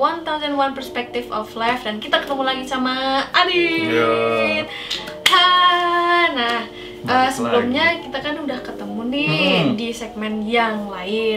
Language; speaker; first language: Indonesian; native; Indonesian